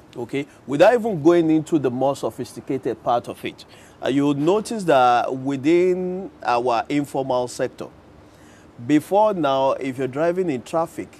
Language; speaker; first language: English; non-native, local second language; Yoruba